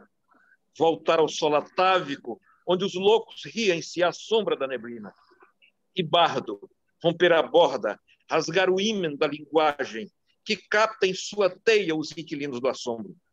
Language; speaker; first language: Portuguese; native; Portuguese